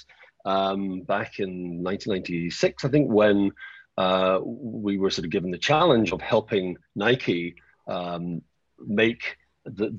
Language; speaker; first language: English; native; English